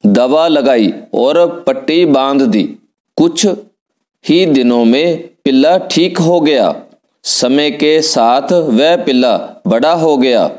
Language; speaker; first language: Hindi; non-native, local second language; Punjabi